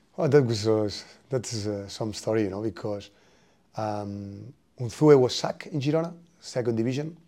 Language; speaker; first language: English; non-native, fluent; Spanish